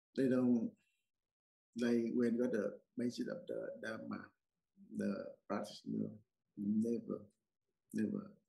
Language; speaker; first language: English; non-native, learner; Vietnamese